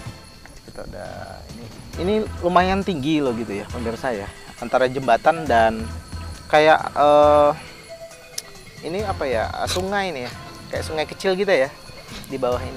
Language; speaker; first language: Indonesian; native; Indonesian